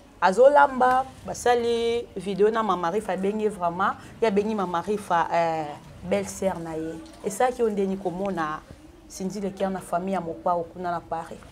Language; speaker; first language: Lingala; native; Lingala